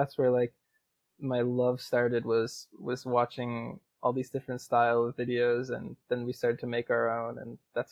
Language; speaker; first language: English; native; English